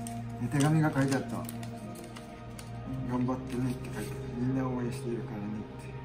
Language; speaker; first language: Japanese; native; Japanese